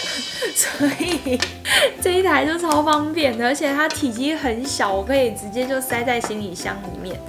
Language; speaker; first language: Chinese; native; Chinese